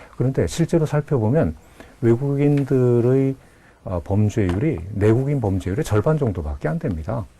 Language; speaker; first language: Korean; native; Korean